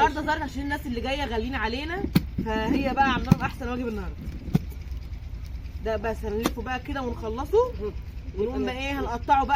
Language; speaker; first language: Arabic; native; Arabic